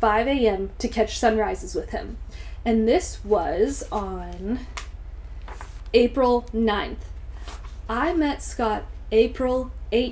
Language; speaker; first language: English; native; English